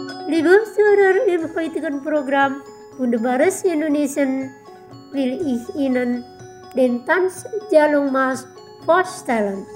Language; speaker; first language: German; non-native, learner; Indonesian